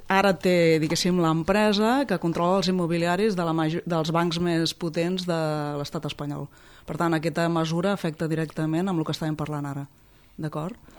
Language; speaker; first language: Catalan; native; Catalan